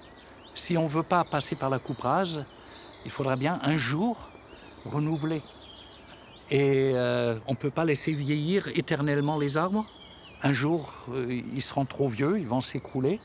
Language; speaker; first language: French; native; French